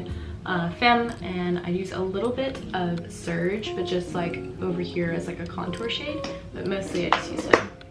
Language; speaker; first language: English; native; English